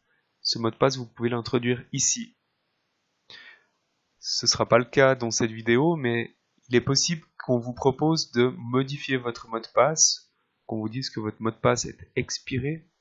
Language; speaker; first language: French; native; French